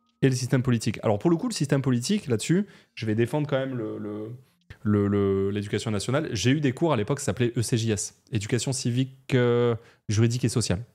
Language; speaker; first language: French; native; French